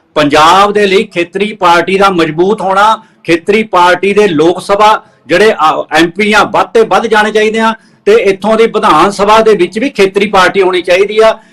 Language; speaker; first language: Punjabi; native; Punjabi